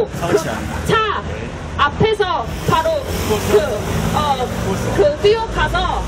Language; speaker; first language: Korean; non-native, fluent; Chinese